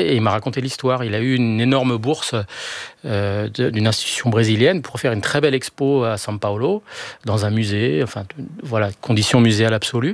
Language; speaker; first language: French; native; French